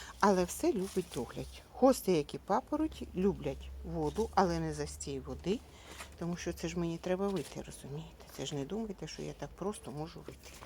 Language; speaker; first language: Ukrainian; native; Ukrainian